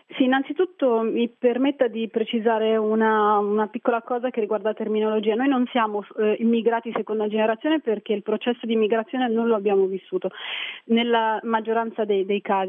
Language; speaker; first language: Italian; early bilingual, other home language; Arabic